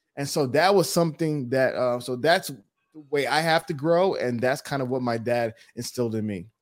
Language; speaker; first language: English; early bilingual, other home language; Yoruba